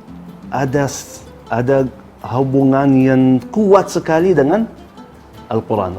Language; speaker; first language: Indonesian; non-native, fluent; Arabic